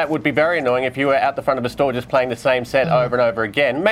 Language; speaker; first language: English; native; English